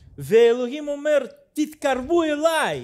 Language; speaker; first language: Hebrew; non-native, fluent; Russian